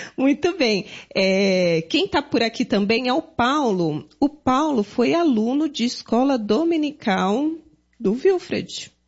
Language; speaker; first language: Portuguese; native; Portuguese